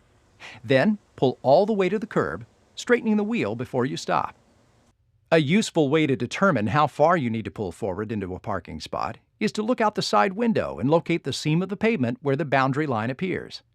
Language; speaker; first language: English; native; English